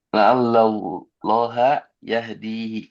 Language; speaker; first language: Arabic; non-native, learner; Indonesian